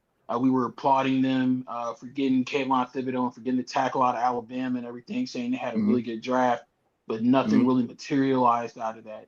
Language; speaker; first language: English; native; English